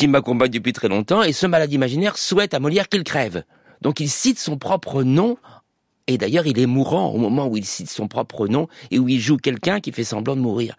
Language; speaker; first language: French; native; French